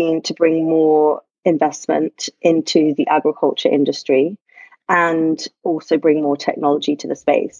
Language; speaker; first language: English; native; English